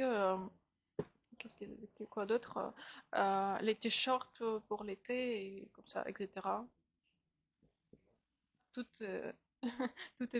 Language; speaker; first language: French; non-native, fluent; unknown